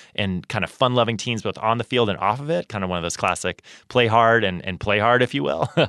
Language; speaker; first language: English; native; English